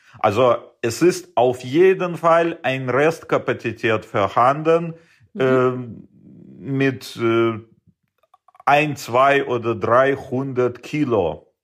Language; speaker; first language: German; non-native, fluent; Russian